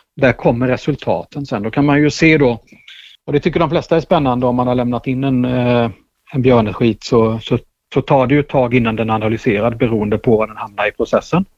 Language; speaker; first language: Swedish; native; Swedish